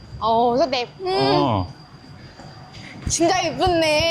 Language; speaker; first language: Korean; non-native, learner; Vietnamese